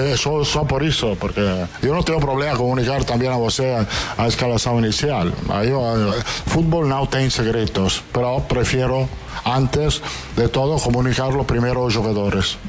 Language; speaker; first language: Portuguese; non-native, fluent; Italian